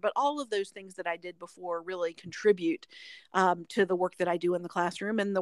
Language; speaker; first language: English; native; English